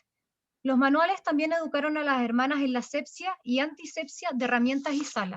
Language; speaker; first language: Spanish; native; Spanish